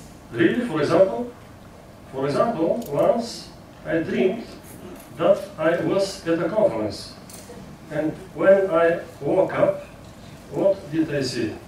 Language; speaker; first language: English; non-native, fluent; Bulgarian